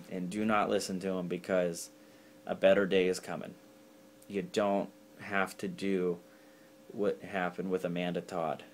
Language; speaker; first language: English; native; English